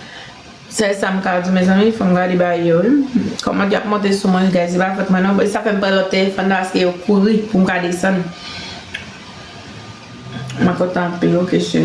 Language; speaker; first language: French; non-native, learner; Haitian Creole